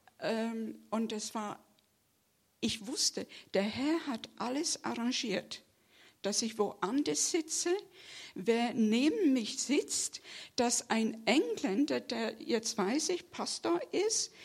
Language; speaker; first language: German; non-native, fluent; English